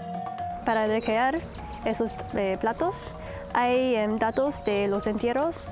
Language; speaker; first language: Spanish; non-native, fluent; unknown